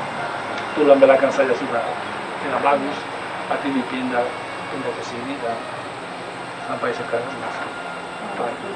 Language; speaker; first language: Indonesian; non-native, fluent; Spanish